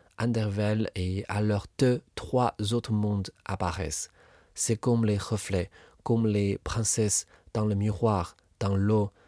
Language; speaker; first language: French; non-native, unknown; Chinese